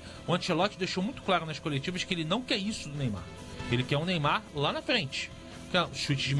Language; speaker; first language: Portuguese; native; Portuguese